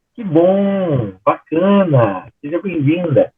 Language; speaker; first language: Portuguese; native; Portuguese